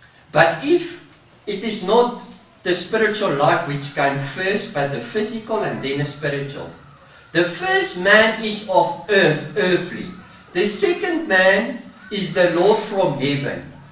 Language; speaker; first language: English; non-native, local second language; Afrikaans